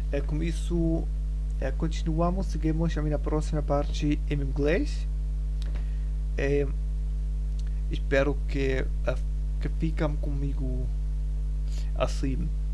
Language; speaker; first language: Portuguese; non-native, learner; German